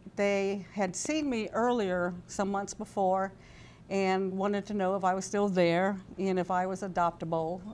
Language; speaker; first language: English; native; English